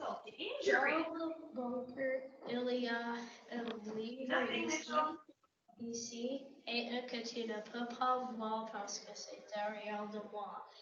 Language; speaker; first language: French; non-native, local second language; English